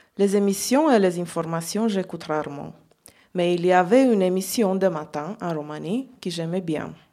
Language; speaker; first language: French; non-native, learner; Hungarian